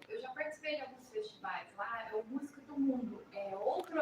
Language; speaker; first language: Portuguese; native; Portuguese